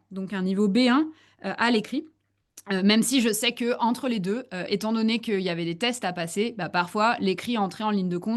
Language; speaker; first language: French; native; French